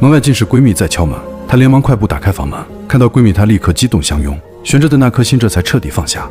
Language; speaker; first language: Chinese; native; Chinese